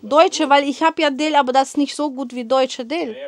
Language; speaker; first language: German; non-native, fluent; Ukrainian